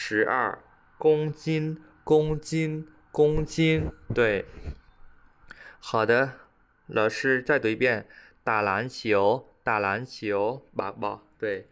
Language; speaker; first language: Chinese; non-native, fluent; Khmer